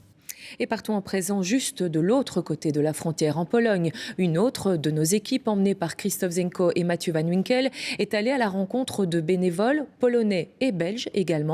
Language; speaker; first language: French; native; French